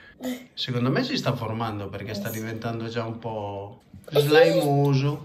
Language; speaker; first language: Italian; native; Italian